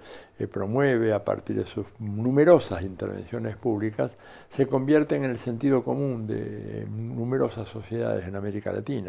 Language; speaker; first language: Spanish; native; Spanish